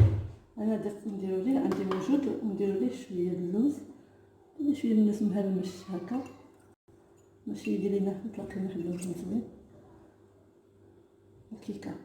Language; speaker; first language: Arabic; native; Arabic